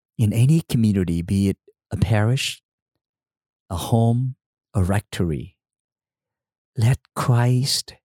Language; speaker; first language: English; non-native, fluent; Vietnamese